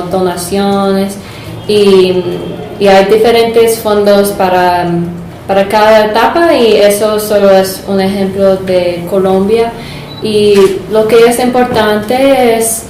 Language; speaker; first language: Spanish; non-native, fluent; English